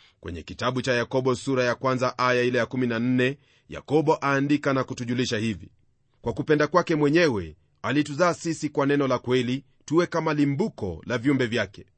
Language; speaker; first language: Swahili; non-native, local second language; Luyia